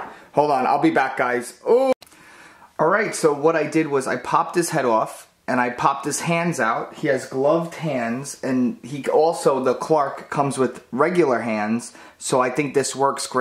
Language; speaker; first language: English; native; English